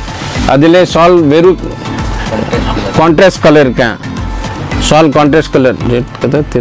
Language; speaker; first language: Tamil; non-native, local second language; Hindi